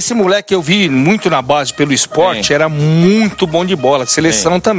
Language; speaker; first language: Portuguese; native; Portuguese